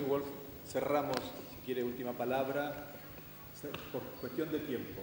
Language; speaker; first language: Spanish; native; Spanish